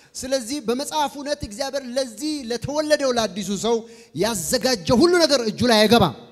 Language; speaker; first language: Amharic; native; Amharic